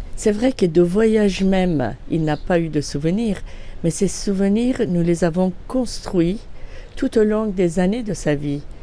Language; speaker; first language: French; non-native, fluent; Persian